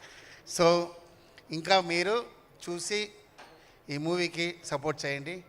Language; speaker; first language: Telugu; non-native, local second language; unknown